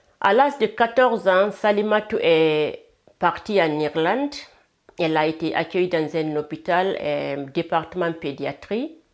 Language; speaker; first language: French; non-native, local second language; Fula